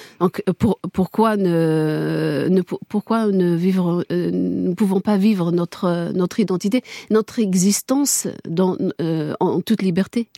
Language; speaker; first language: French; non-native, local second language; Kabyle